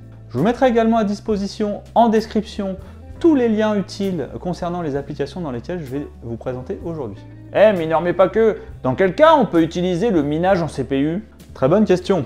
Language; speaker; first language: French; native; French